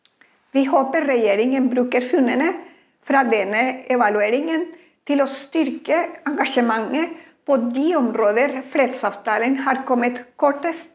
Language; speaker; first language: Norwegian; non-native, fluent; Spanish